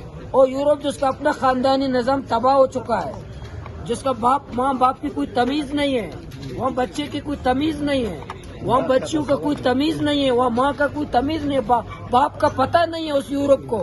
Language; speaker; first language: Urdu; non-native, local second language; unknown